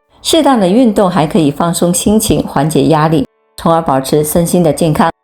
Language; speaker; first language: Chinese; native; Chinese